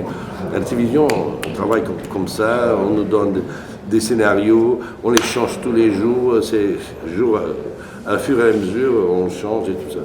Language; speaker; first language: French; non-native, fluent; Portuguese